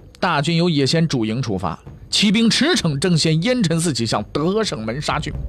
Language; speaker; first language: Chinese; native; Chinese